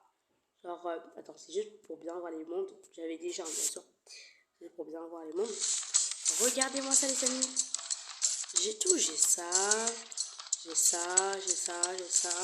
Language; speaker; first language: French; native; French